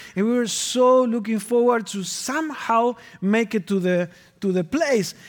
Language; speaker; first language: English; non-native, fluent; Spanish